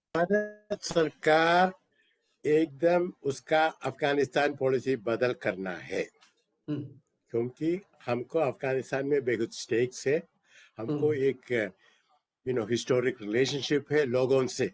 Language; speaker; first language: Hindi; non-native, local second language; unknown